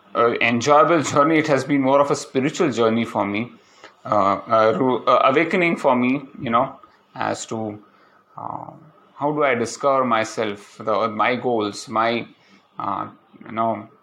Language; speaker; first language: English; non-native, local second language; Malayalam